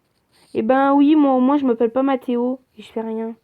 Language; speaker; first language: French; native; French